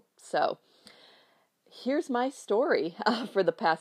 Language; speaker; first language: English; native; English